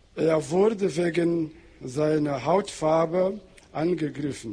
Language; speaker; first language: German; non-native, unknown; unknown